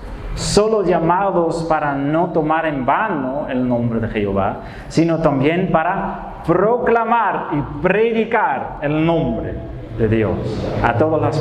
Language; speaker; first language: Spanish; non-native, fluent; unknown